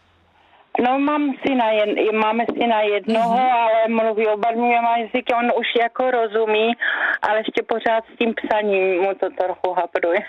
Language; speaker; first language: Czech; native; Czech